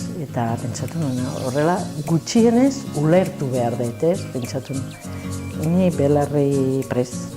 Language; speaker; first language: Basque; non-native, learner; Catalan